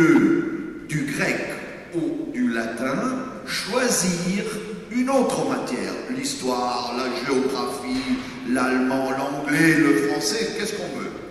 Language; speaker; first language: French; non-native, fluent; German